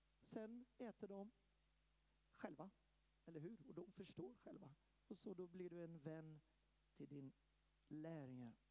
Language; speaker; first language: Swedish; early bilingual, heritage; Swedish